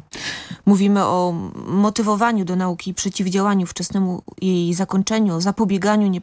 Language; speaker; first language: Polish; native; Polish